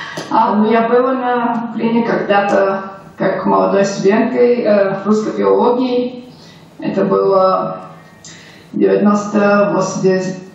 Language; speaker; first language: Russian; non-native, learner; Bulgarian